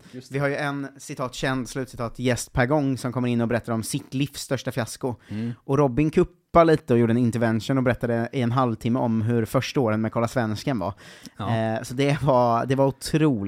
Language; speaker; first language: Swedish; native; Swedish